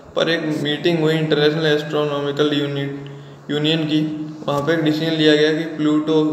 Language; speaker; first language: Hindi; native; Hindi